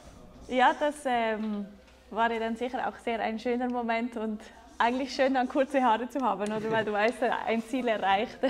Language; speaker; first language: German; native; German